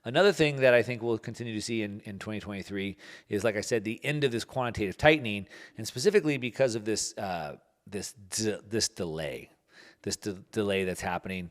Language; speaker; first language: English; native; English